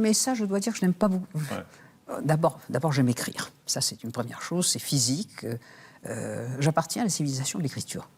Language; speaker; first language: French; native; French